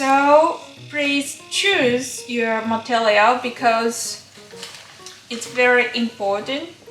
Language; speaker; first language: English; non-native, learner; Japanese